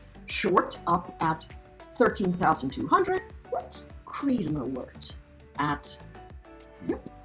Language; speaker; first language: English; native; English